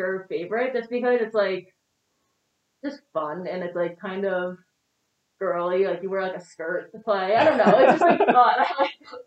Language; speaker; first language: English; native; English